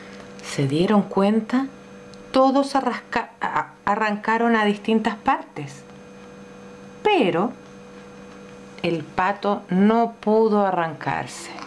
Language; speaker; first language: Spanish; native; Spanish